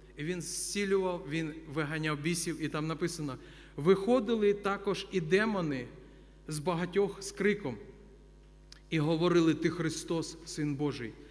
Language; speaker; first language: Ukrainian; non-native, local second language; Russian